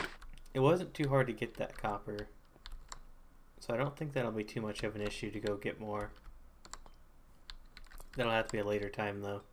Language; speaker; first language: English; native; English